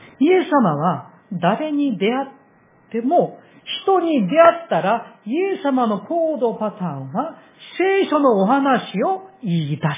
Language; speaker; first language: Japanese; non-native, fluent; Korean